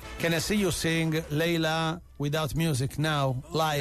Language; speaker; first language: English; non-native, learner; Italian